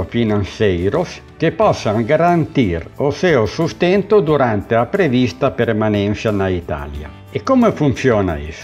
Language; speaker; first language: Portuguese; non-native, learner; Italian